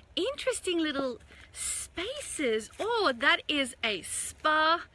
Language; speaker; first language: English; native; English